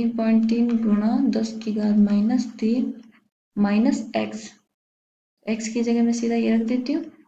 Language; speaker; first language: Hindi; native; Hindi